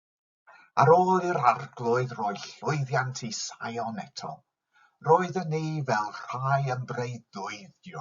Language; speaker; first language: Welsh; non-native, local second language; English